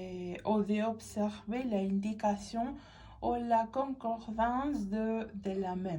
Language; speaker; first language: French; non-native, fluent; Spanish